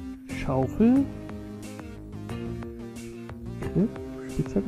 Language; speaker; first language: German; native; German